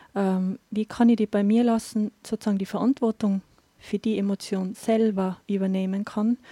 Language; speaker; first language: German; native; German